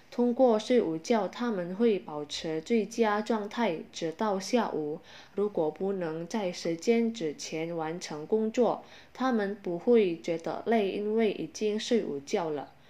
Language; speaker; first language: Chinese; non-native, fluent; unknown